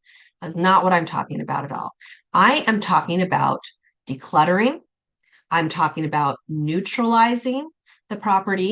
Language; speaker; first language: English; native; English